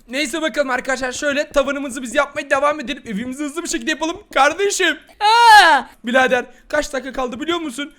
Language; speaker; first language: Turkish; native; Turkish